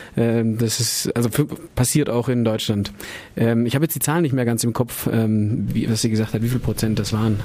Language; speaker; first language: German; native; German